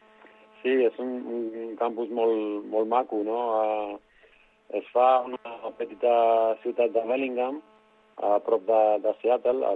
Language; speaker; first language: Catalan; non-native, local second language; Spanish